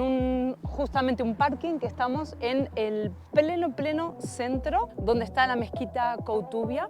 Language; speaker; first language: Spanish; native; Spanish